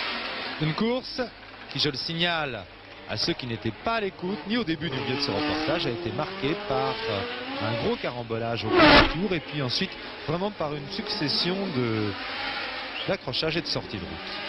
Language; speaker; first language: French; native; French